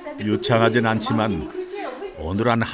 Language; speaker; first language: Korean; native; Korean